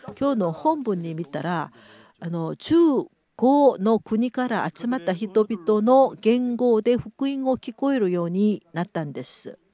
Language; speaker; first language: Japanese; non-native, fluent; Korean